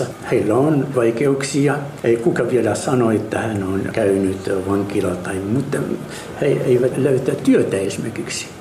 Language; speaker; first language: Finnish; non-native, fluent; Arabic